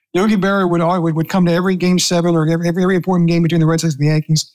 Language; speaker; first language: English; native; English